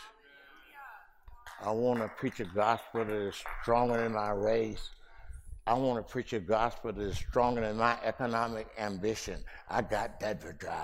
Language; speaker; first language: English; early bilingual, other home language; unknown